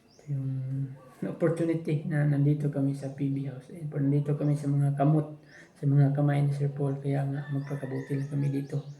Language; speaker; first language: Filipino; non-native, local second language; Cebuano